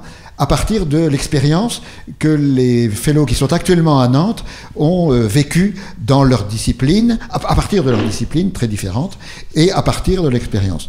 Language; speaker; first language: French; native; French